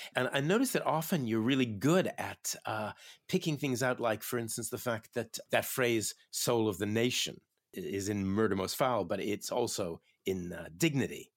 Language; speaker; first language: English; native; English